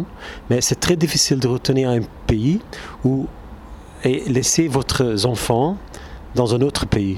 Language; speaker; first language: French; non-native, local second language; Turkish